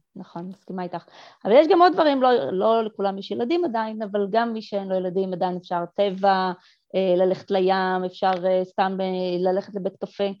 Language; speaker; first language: Hebrew; early bilingual, other home language; Russian